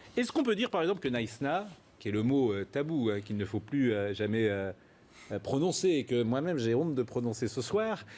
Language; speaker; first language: French; native; French